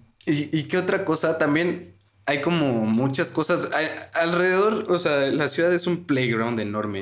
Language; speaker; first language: Spanish; native; Spanish